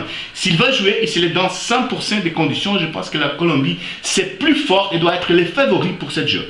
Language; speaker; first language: French; non-native, fluent; Portuguese